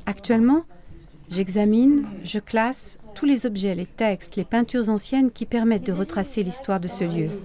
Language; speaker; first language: French; native; French